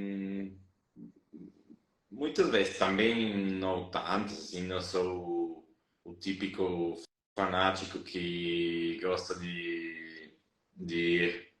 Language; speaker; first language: Portuguese; non-native, fluent; Spanish